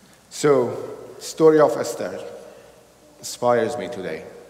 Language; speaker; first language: English; non-native, fluent; Persian